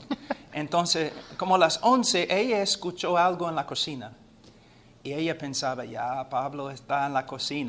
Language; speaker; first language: Spanish; non-native, fluent; English